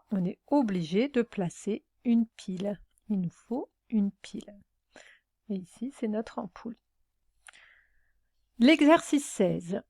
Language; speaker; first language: French; native; French